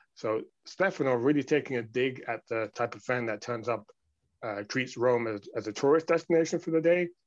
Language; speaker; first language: English; native; English